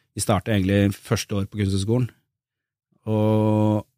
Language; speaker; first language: Norwegian; native; Norwegian